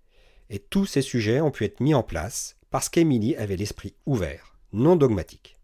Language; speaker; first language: French; native; French